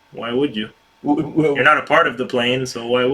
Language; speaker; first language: English; native; English